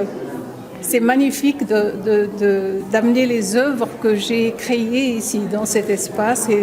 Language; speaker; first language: French; non-native, local second language; Arabic